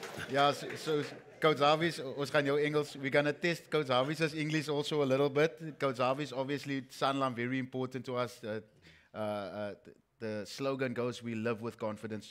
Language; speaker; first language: English; non-native, local second language; Afrikaans